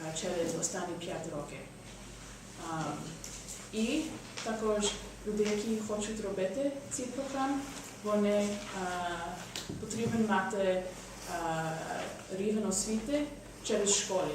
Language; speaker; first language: Ukrainian; non-native, learner; English